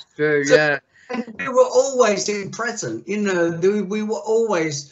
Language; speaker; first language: English; native; English